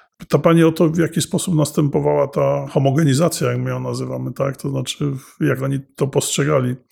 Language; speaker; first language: Polish; non-native, local second language; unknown